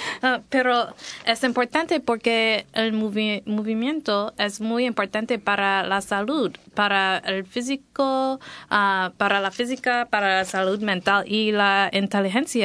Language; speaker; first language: Spanish; non-native, fluent; English